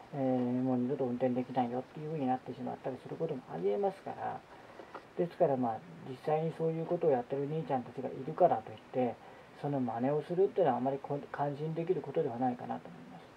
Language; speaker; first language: Japanese; native; Japanese